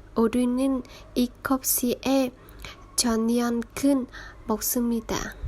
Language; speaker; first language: Korean; non-native, learner; Vietnamese